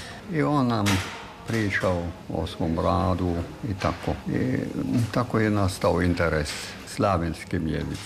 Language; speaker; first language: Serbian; non-native, fluent; German